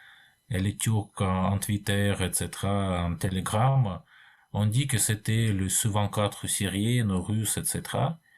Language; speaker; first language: French; non-native, fluent; Russian